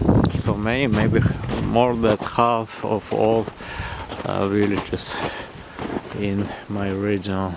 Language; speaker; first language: English; non-native, learner; Ukrainian